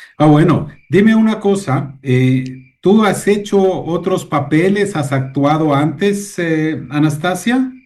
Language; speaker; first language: Spanish; native; Spanish